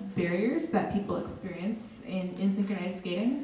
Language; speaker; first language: English; native; English